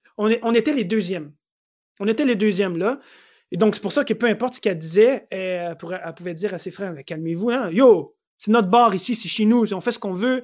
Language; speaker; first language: French; native; French